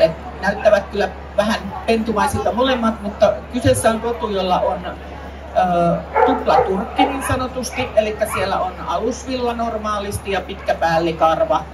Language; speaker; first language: Finnish; native; Finnish